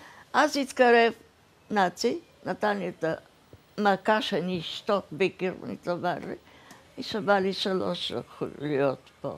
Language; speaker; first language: Hebrew; early bilingual, other home language; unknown